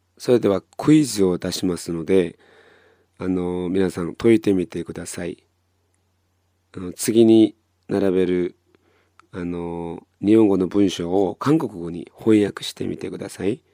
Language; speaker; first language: Japanese; non-native, fluent; Korean